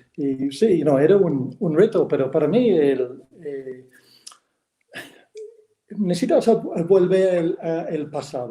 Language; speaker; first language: Spanish; non-native, fluent; English